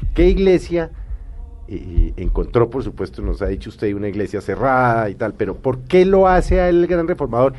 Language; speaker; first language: Spanish; native; Spanish